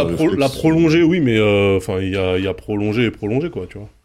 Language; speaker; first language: French; native; French